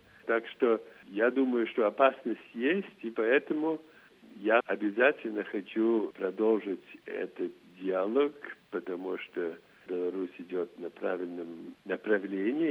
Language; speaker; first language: Russian; non-native, fluent; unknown